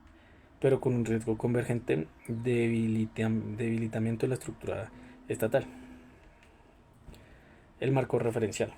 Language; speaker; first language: Spanish; native; Spanish